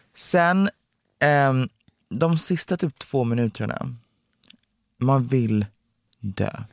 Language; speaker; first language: Swedish; native; Swedish